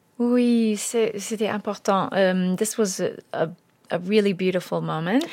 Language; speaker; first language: English; native; English